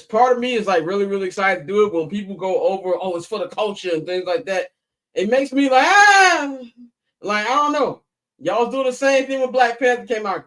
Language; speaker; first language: English; native; English